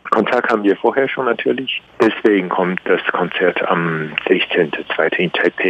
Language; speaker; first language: German; non-native, learner; Chinese